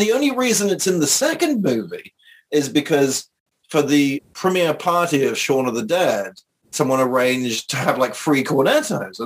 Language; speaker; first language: English; native; English